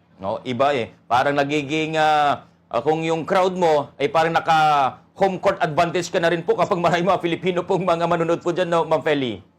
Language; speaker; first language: Filipino; non-native, local second language; Pangasinan